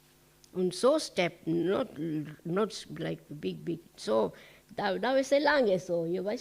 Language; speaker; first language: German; non-native, learner; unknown